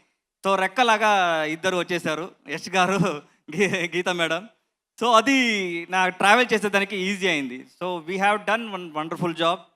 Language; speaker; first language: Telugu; non-native, learner; Kannada